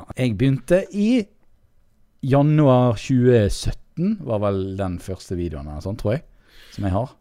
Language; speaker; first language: Norwegian; native; Norwegian